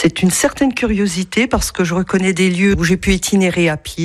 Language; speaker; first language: French; native; French